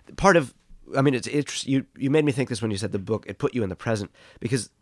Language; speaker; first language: English; native; English